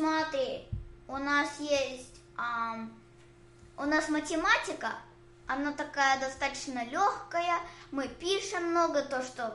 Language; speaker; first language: Russian; early bilingual, heritage; Russian